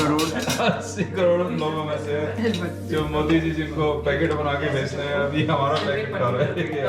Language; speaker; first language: Hindi; native; Hindi